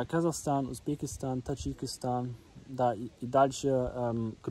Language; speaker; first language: Russian; non-native, learner; German